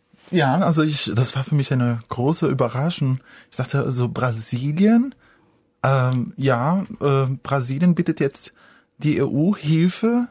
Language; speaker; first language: German; non-native, fluent; Portuguese